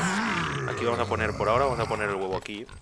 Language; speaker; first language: Spanish; native; Spanish